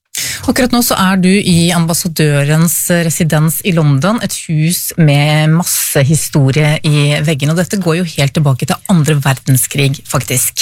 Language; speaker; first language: Norwegian; native; Norwegian